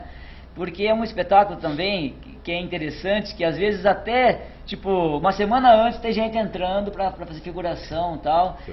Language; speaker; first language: Portuguese; native; Portuguese